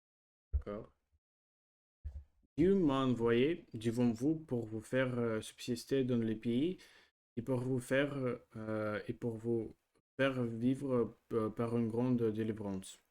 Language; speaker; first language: French; non-native, learner; Russian